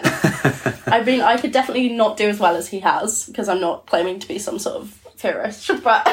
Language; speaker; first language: English; native; English